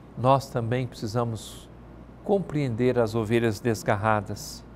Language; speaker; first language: Portuguese; native; Portuguese